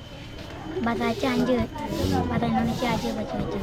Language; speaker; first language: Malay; non-native, learner; Rohingya